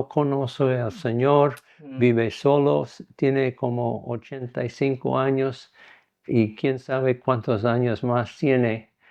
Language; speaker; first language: Spanish; non-native, fluent; English